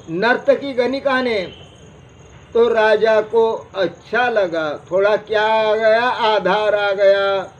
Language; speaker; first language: Hindi; non-native, local second language; Marathi